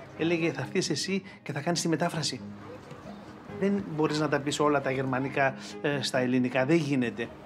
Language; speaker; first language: Greek; early bilingual, heritage; Greek